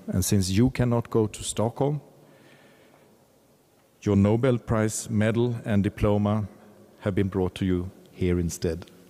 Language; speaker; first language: English; non-native, fluent; Swedish